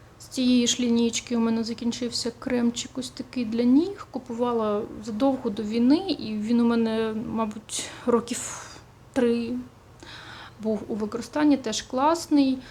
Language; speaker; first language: Ukrainian; non-native, local second language; Russian